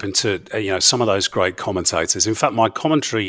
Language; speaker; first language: English; native; English